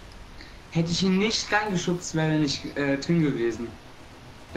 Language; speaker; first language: German; native; German